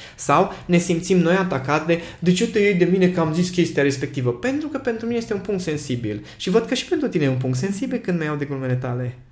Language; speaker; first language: Romanian; non-native, local second language; Hungarian